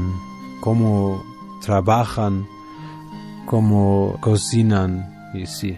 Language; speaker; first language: Spanish; non-native, learner; German